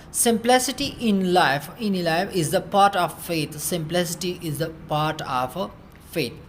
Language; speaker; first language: English; non-native, local second language; Urdu